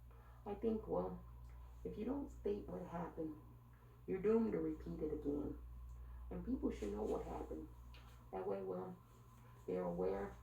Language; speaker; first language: English; native; English